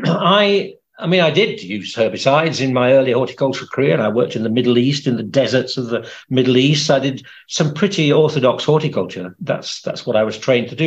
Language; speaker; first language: English; native; English